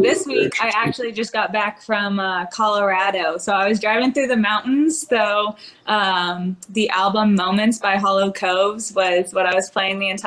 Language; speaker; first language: English; native; English